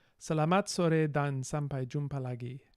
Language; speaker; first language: Indonesian; non-native, learner; English